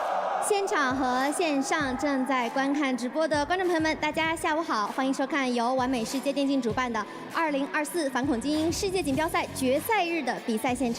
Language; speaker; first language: Chinese; native; Chinese